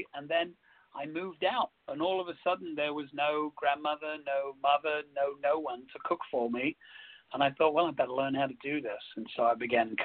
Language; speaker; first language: English; native; English